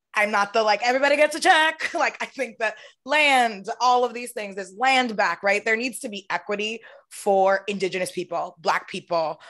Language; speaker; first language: English; native; English